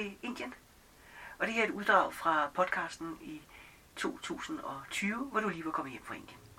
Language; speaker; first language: Danish; native; Danish